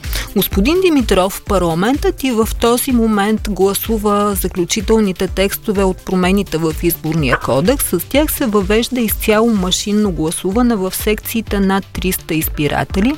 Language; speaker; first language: Bulgarian; native; Bulgarian